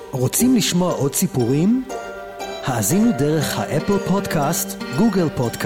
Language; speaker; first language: Hebrew; native; Hebrew